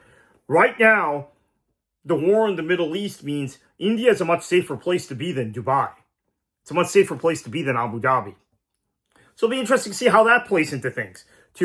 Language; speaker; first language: English; native; English